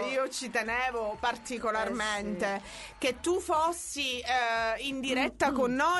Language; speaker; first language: Italian; native; Italian